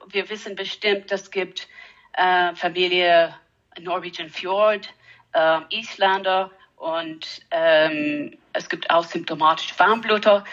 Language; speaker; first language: German; non-native, learner; English